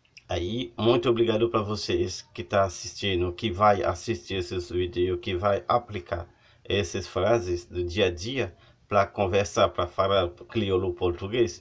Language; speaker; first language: Portuguese; non-native, learner; Haitian Creole